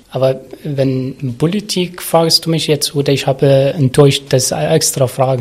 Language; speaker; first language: German; non-native, learner; Arabic